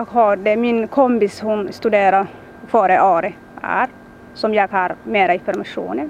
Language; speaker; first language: Swedish; non-native, learner; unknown